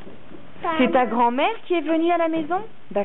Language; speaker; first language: French; native; French